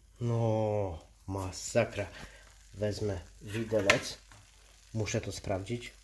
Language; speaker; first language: Polish; native; Polish